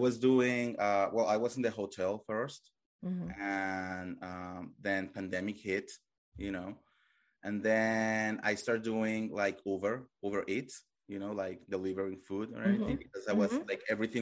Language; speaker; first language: English; non-native, fluent; Spanish